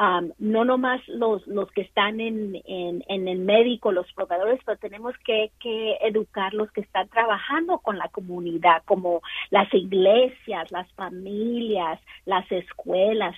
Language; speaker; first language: Spanish; early bilingual, other home language; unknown